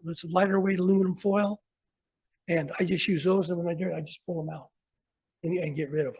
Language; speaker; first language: English; native; English